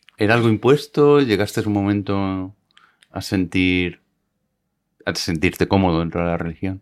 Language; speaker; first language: Spanish; native; Spanish